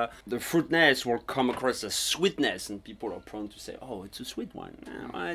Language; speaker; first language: English; non-native, fluent; French